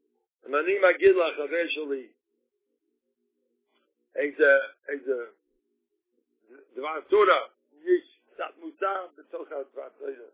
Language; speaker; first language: Hebrew; non-native, fluent; Yiddish